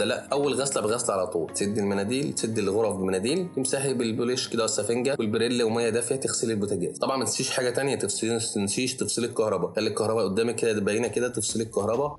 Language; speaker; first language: Arabic; native; Arabic